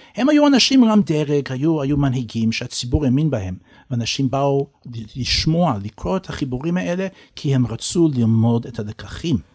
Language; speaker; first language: Hebrew; non-native, fluent; English